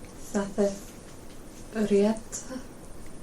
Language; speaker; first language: Icelandic; non-native, learner; English